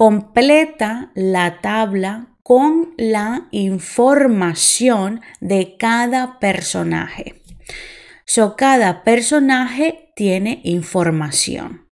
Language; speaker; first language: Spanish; non-native, fluent; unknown